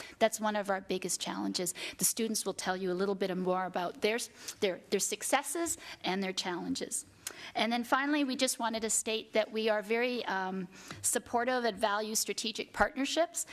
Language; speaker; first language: English; native; English